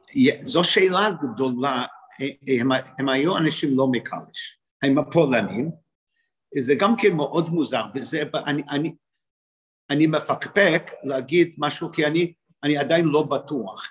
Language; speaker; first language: Hebrew; non-native, fluent; English